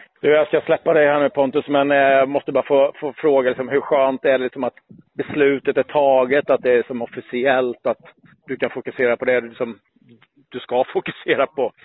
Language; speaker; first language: Swedish; native; Swedish